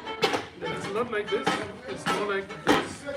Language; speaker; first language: English; non-native, learner; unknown